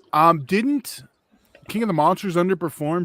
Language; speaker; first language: English; native; English